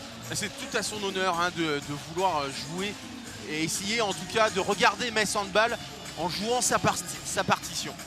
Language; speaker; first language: French; native; French